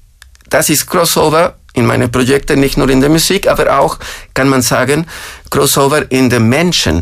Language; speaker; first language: German; non-native, fluent; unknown